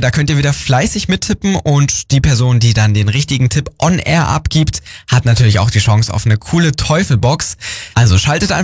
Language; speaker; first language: German; native; German